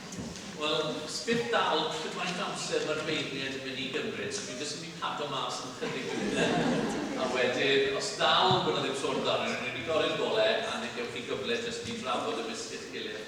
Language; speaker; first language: Welsh; native; Welsh